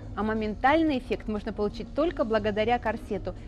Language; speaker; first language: Russian; native; Russian